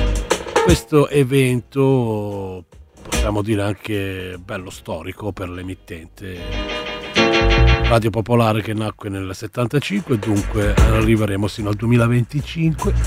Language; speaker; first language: Italian; native; Italian